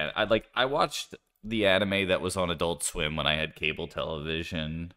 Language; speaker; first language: English; native; English